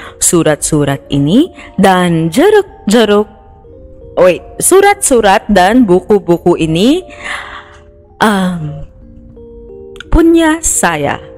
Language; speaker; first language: Indonesian; non-native, learner; Filipino